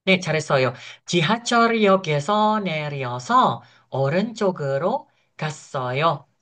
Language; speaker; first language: Korean; non-native, fluent; Indonesian